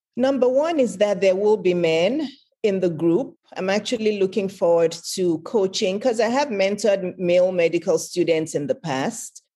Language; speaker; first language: English; non-native, local second language; Yoruba